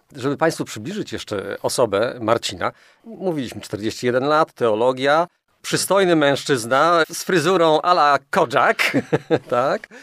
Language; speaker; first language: Polish; native; Polish